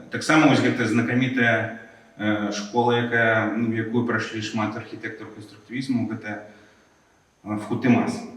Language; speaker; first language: Belarusian; non-native, local second language; Russian